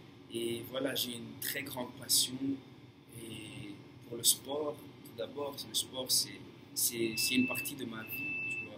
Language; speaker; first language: French; non-native, fluent; English